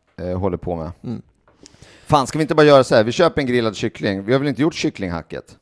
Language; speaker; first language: Swedish; native; Swedish